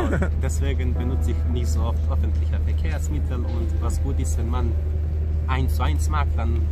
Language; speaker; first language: German; non-native, fluent; Serbian